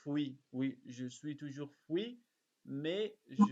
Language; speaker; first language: French; non-native, learner; Arabic